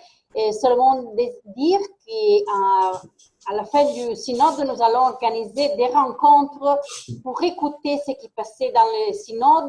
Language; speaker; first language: French; non-native, fluent; Italian